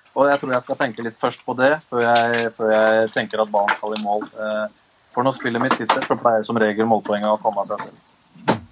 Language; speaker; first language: Norwegian; early bilingual, other home language; Albanian